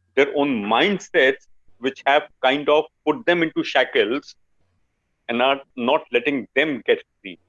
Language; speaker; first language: English; non-native, local second language; Hindi